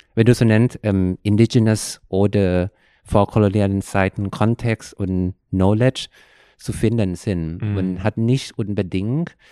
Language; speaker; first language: German; non-native, fluent; Thai